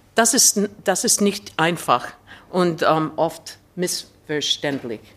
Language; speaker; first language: German; non-native, learner; English